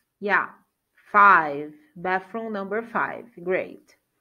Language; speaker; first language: English; non-native, fluent; Portuguese